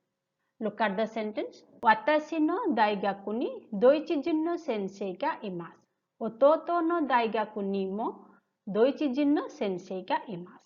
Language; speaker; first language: Japanese; non-native, fluent; Hindi